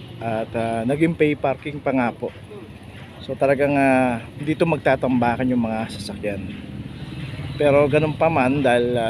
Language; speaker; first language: Filipino; native; Filipino